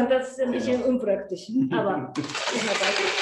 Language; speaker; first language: German; non-native, learner; Japanese